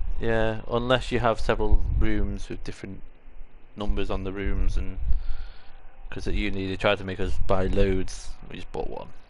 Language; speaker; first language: English; native; English